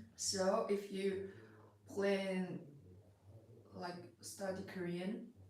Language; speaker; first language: English; non-native, fluent; Chinese